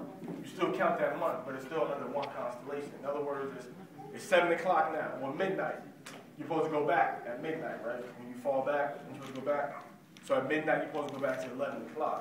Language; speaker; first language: English; native; English